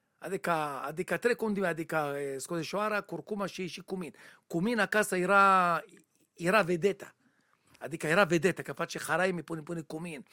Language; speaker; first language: Romanian; non-native, learner; Hebrew